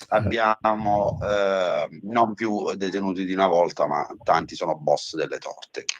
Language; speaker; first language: Italian; native; Italian